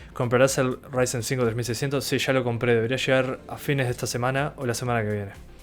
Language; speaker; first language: Spanish; native; Spanish